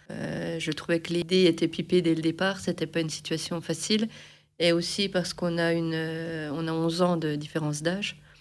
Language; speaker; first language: French; native; French